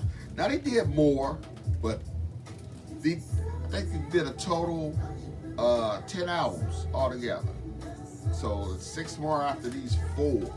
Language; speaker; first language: English; native; English